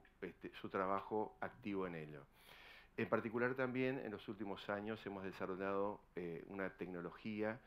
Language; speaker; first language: Spanish; native; Spanish